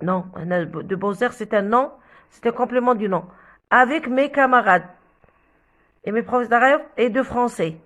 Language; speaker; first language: French; non-native, local second language; Arabic